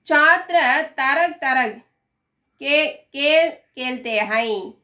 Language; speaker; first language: Hindi; non-native, local second language; Tamil